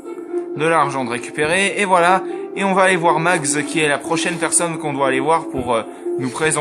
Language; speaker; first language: French; native; French